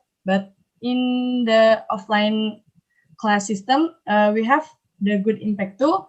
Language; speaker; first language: English; non-native, learner; Indonesian